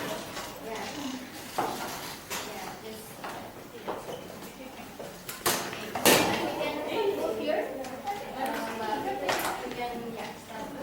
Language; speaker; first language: English; non-native, fluent; Indonesian